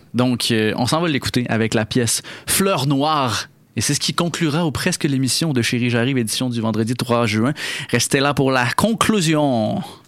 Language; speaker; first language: French; native; French